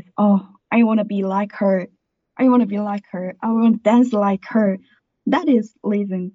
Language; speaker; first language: English; non-native, learner; Korean